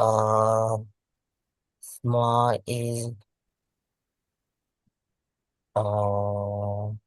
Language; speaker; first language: English; non-native, learner; Vietnamese